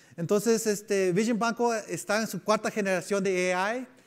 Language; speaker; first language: Spanish; early bilingual, heritage; Spanish